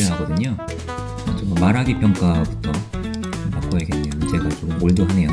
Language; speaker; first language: Korean; native; Korean